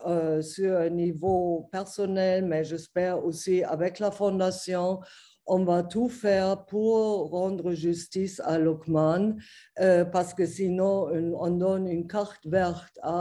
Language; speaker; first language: French; non-native, fluent; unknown